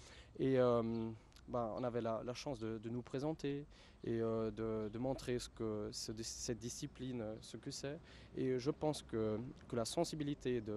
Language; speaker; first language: French; non-native, fluent; German